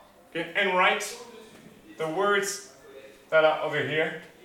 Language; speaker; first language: English; non-native, fluent; French